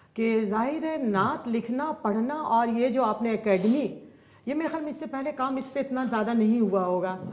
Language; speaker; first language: Urdu; native; Urdu